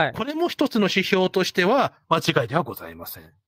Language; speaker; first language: Japanese; non-native, fluent; English